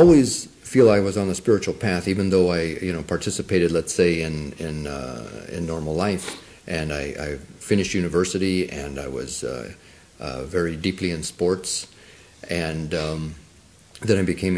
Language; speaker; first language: English; non-native, local second language; Spanish